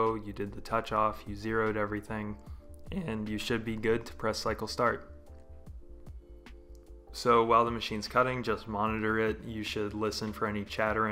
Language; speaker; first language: English; native; English